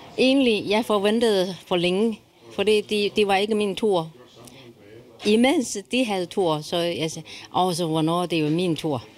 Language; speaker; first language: Danish; non-native, learner; Chinese